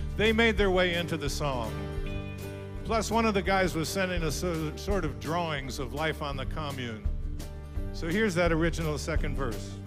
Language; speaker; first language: English; native; English